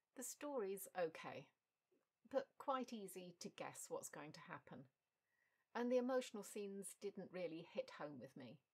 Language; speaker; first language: English; native; English